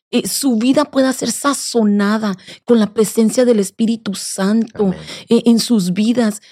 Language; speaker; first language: Spanish; native; Spanish